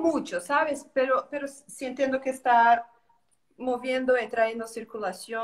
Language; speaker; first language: Spanish; non-native, learner; Portuguese